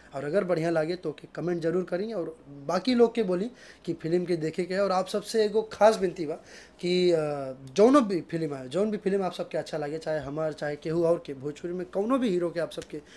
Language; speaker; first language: Hindi; native; Hindi